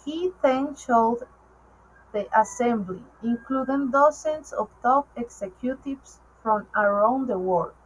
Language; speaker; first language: English; non-native, learner; Spanish